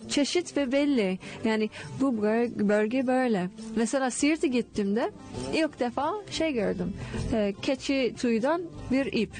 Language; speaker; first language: Turkish; non-native, fluent; English